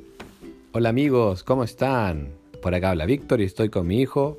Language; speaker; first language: Spanish; native; Spanish